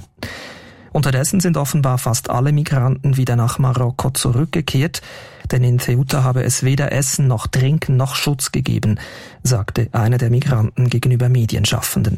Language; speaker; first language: German; native; German